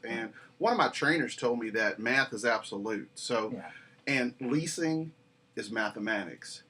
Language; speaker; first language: English; native; English